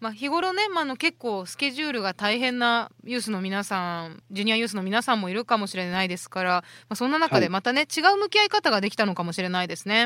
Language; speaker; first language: Japanese; native; Japanese